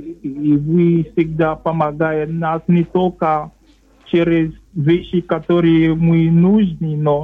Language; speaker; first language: Russian; non-native, learner; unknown